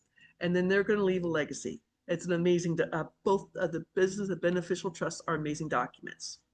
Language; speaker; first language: English; native; English